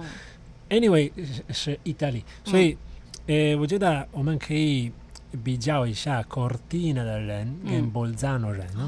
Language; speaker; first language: Chinese; non-native, fluent; Italian